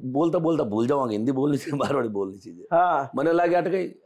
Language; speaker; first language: Hindi; native; Hindi